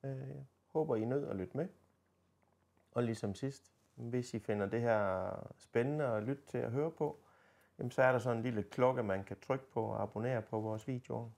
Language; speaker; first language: Danish; native; Danish